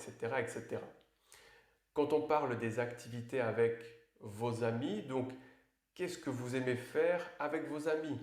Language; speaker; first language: French; native; French